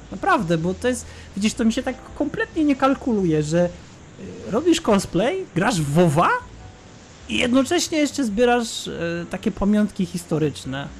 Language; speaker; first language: Polish; native; Polish